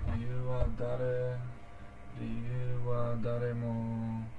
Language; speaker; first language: Japanese; non-native, learner; English